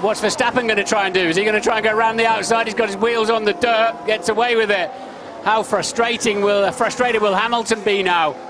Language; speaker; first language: English; native; English